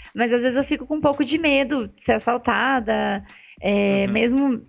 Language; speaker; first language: Portuguese; native; Portuguese